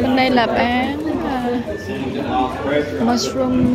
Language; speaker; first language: Vietnamese; native; Vietnamese